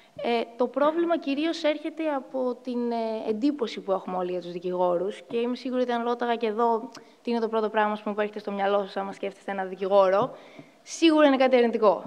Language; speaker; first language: Greek; native; Greek